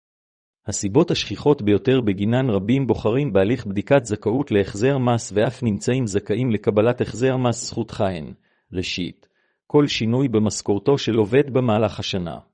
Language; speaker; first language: Hebrew; native; Hebrew